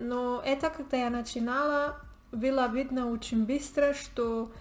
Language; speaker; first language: Russian; non-native, learner; Spanish